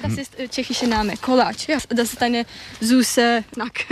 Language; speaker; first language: German; non-native, learner; Czech